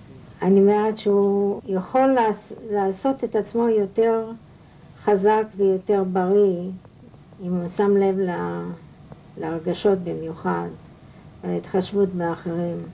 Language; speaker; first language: Hebrew; non-native, fluent; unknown